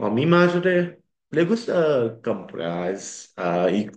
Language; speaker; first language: Spanish; non-native, learner; English